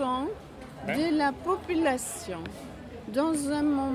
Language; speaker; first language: French; non-native, fluent; Spanish